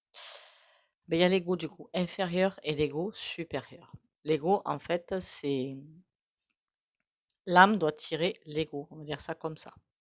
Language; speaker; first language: French; native; French